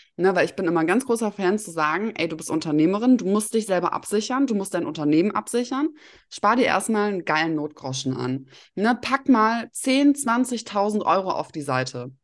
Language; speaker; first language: German; early bilingual, other home language; Russian